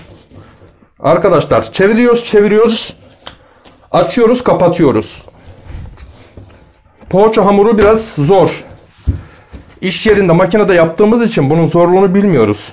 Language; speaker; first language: Turkish; native; Turkish